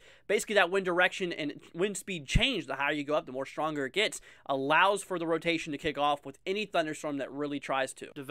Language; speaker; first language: English; native; English